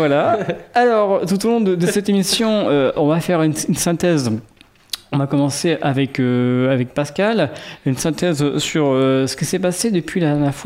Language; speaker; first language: French; native; French